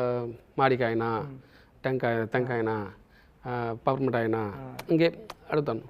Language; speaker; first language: Telugu; non-native, learner; Tamil